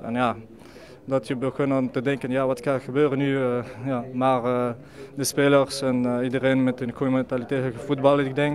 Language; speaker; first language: Dutch; non-native, learner; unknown